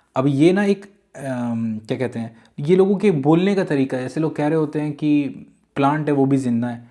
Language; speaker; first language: Urdu; native; Urdu